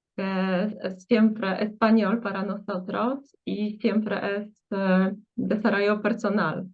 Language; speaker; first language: Spanish; non-native, fluent; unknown